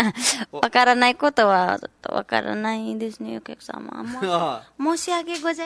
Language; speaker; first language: Japanese; non-native, learner; Nepali